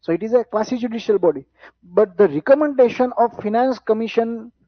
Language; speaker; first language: English; non-native, local second language; Gujarati